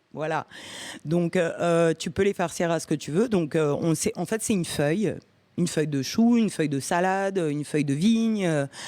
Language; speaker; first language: French; early bilingual, other home language; Romanian